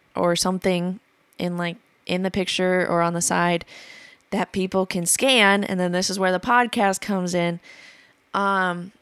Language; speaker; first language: English; native; English